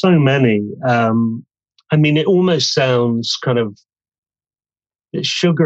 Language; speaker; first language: English; native; English